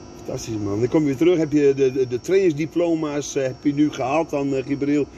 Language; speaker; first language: Dutch; native; Dutch